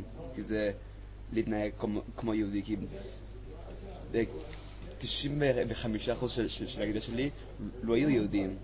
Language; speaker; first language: Hebrew; non-native, learner; Spanish